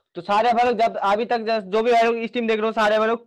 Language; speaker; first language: Hindi; non-native, local second language; Bangla